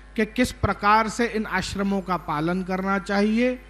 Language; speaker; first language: Hindi; non-native, local second language; Gujarati